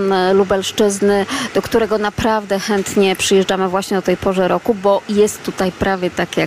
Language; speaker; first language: Polish; native; Polish